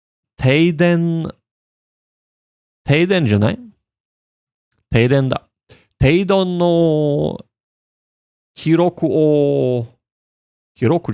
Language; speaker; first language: Japanese; non-native, learner; English